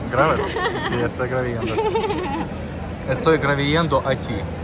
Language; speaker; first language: Spanish; non-native, learner; Russian